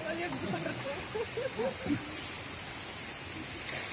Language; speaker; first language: Russian; native; Russian